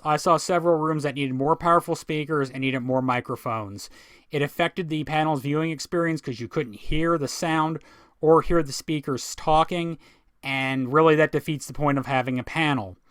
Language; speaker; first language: English; native; English